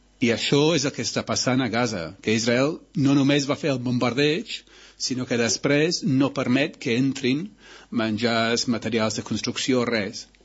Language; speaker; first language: Catalan; non-native, local second language; Spanish